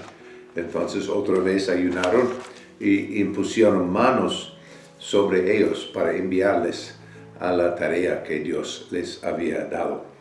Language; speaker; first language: Spanish; non-native, fluent; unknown